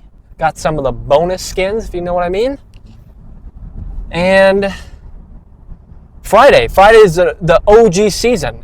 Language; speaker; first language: English; native; English